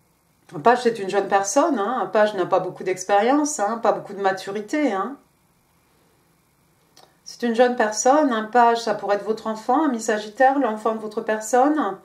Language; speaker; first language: French; native; French